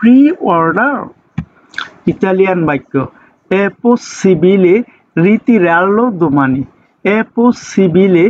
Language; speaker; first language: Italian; non-native, fluent; Bangla